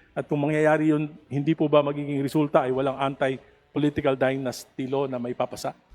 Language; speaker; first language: Filipino; native; Filipino